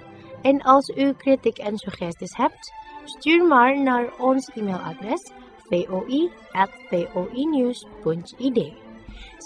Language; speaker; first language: Dutch; non-native, fluent; Indonesian